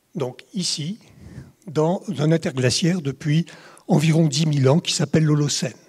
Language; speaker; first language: French; native; French